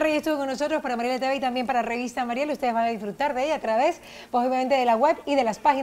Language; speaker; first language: Spanish; native; Spanish